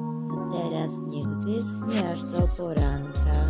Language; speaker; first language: Polish; early bilingual, heritage; Polish